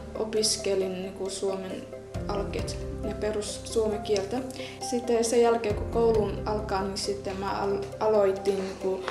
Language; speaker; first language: Finnish; non-native, fluent; Burmese